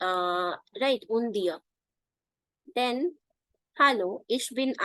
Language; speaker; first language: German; non-native, fluent; Hindi